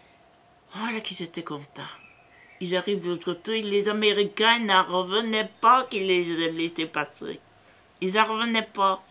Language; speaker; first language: French; native; French